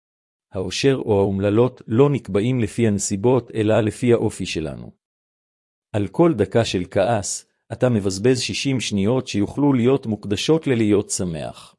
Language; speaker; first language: Hebrew; native; Hebrew